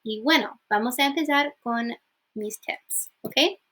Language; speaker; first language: Spanish; non-native, learner; English